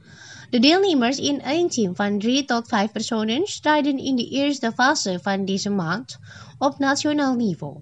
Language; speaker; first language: Dutch; non-native, fluent; Indonesian